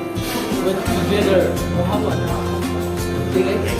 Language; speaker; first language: English; non-native, learner; Filipino